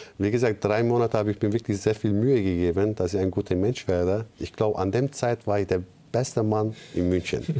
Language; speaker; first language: German; non-native, fluent; Turkish